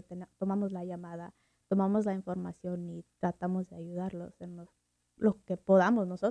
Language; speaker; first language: Spanish; early bilingual, heritage; Spanish